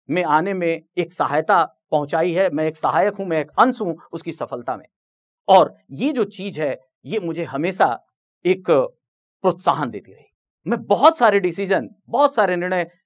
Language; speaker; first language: Hindi; native; Hindi